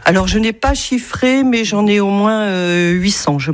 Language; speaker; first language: French; native; French